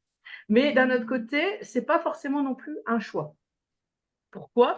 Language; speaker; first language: French; native; French